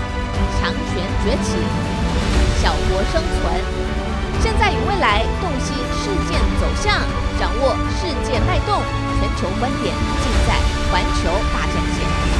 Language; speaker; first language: Chinese; native; Chinese